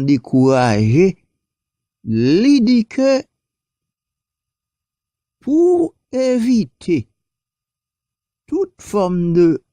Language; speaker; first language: French; non-native, local second language; Haitian Creole